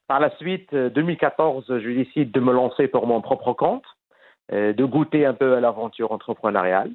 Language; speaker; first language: French; non-native, fluent; Arabic